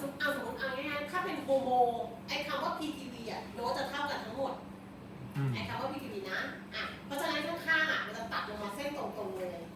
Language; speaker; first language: Thai; native; Thai